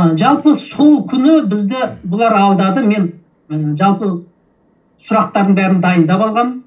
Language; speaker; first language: Kazakh; early bilingual, heritage; Kazakh